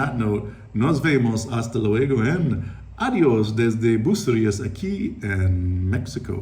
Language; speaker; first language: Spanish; non-native, learner; English